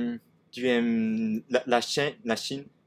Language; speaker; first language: French; non-native, learner; Cantonese